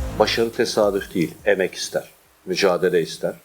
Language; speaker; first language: Turkish; native; Turkish